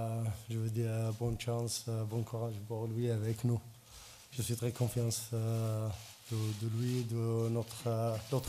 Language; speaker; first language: French; non-native, learner; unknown